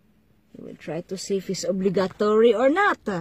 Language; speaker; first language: English; non-native, local second language; Cebuano